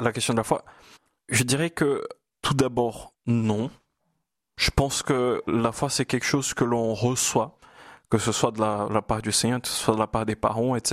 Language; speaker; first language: French; non-native, fluent; Portuguese